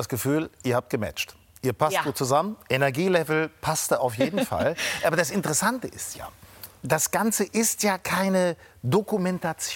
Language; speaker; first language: German; native; German